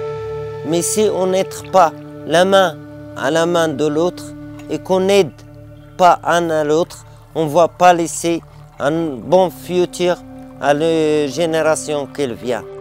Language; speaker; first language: French; non-native, learner; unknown